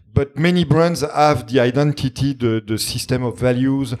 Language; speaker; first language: English; non-native, fluent; French